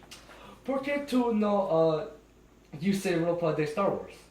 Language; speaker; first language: Spanish; non-native, learner; English